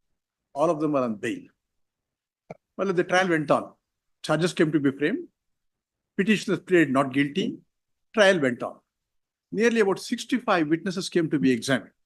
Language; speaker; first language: English; non-native, local second language; Kannada